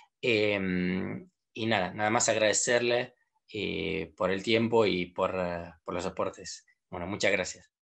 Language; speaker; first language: Spanish; non-native, fluent; Italian